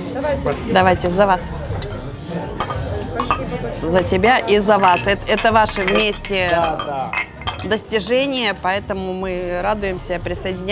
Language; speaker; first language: Russian; native; Russian